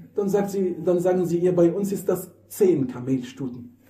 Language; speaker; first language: German; non-native, fluent; Arabic